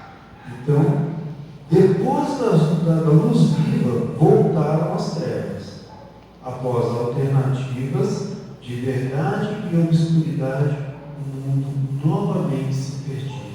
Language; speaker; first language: Portuguese; native; Portuguese